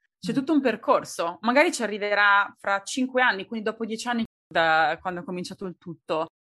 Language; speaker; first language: Italian; native; Italian